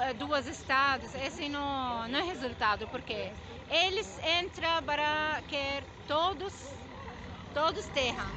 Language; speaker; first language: Portuguese; non-native, learner; Arabic